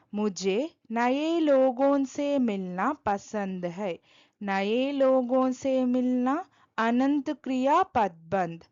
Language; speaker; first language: Hindi; non-native, local second language; Telugu